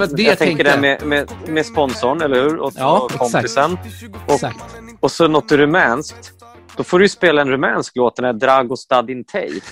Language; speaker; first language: Swedish; native; Swedish